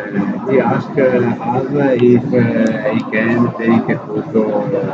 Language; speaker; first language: English; non-native, learner; Italian